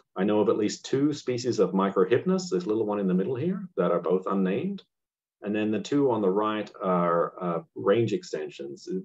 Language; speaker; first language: English; native; English